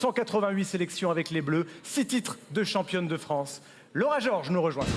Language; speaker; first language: French; native; French